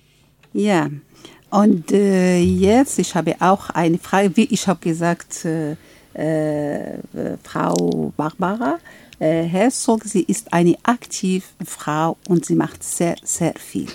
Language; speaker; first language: German; non-native, learner; Arabic